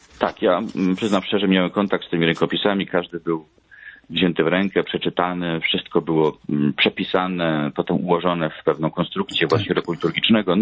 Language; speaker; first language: Polish; native; Polish